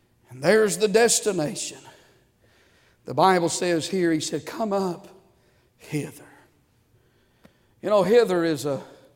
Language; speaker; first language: English; native; English